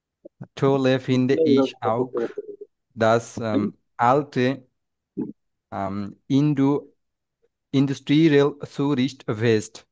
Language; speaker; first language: German; non-native, learner; Bangla